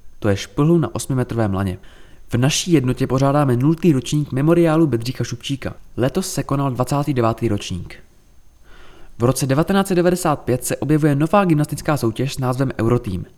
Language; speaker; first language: Czech; native; Czech